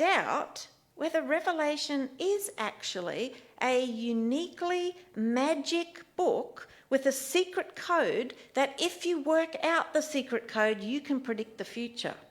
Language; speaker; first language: English; native; English